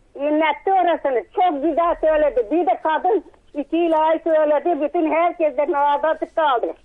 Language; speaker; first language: Turkish; native; Turkish